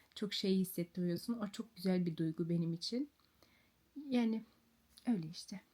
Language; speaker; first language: Turkish; early bilingual, heritage; Turkish